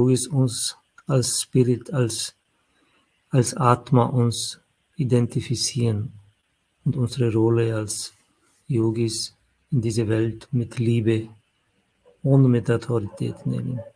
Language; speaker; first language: German; non-native, fluent; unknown